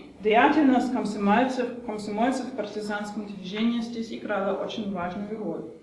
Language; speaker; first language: Russian; non-native, fluent; German